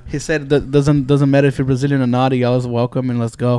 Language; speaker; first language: English; non-native, fluent; Portuguese